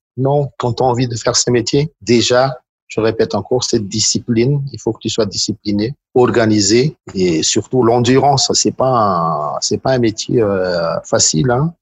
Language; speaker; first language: French; non-native, local second language; Malagasy